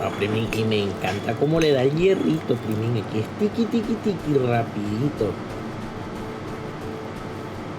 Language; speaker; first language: Spanish; native; Spanish